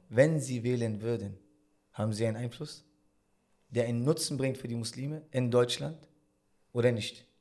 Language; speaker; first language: German; early bilingual, other home language; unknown